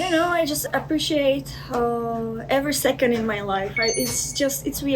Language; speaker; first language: English; non-native, fluent; Czech